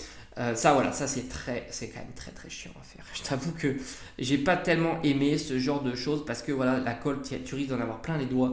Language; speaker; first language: French; native; French